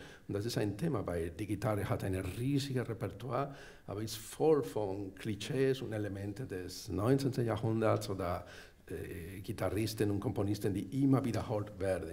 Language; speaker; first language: German; non-native, fluent; Spanish